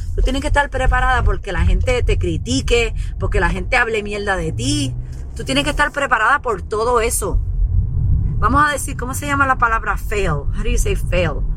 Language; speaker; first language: Spanish; early bilingual, heritage; Spanish